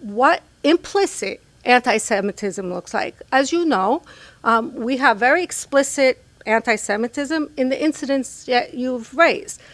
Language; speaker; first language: English; non-native, fluent; Hebrew